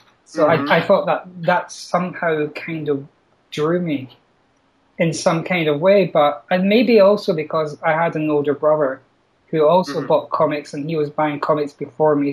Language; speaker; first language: English; native; English